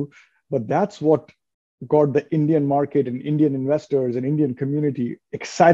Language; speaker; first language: English; non-native, local second language; Hindi